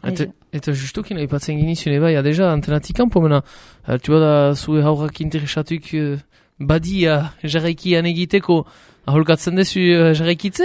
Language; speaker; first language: Basque; native; Basque